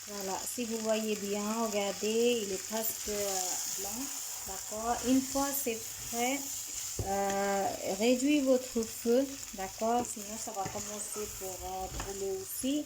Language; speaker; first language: French; non-native, fluent; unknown